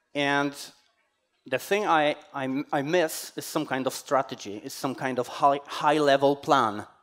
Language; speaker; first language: English; non-native, fluent; Polish